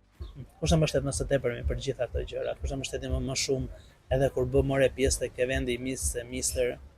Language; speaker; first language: Albanian; native; Albanian